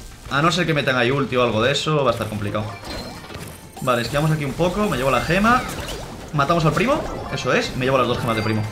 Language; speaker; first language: Spanish; native; Spanish